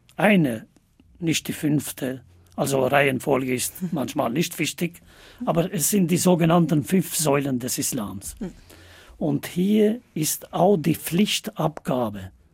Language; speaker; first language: German; non-native, fluent; Albanian